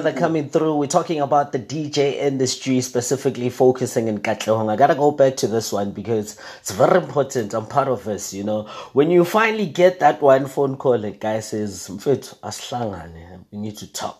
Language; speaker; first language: English; non-native, local second language; Zulu